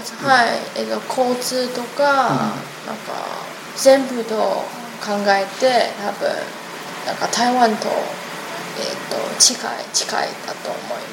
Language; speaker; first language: Japanese; non-native, learner; Chinese